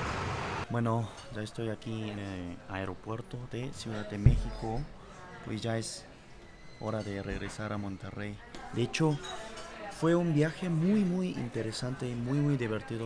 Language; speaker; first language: Spanish; non-native, fluent; Korean